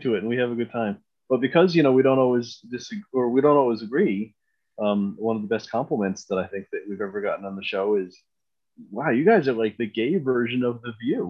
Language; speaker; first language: English; native; English